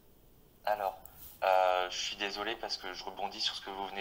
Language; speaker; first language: French; native; French